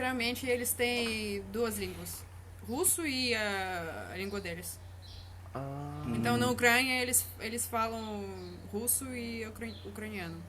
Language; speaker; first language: Portuguese; non-native, learner; Russian